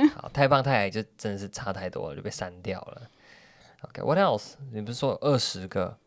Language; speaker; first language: Chinese; native; Chinese